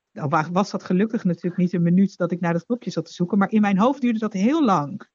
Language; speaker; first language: Dutch; native; Dutch